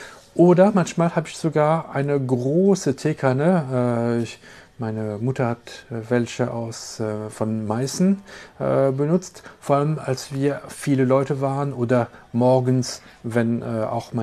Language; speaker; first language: German; non-native, local second language; French